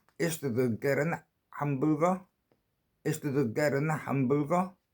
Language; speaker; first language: German; non-native, learner; Korean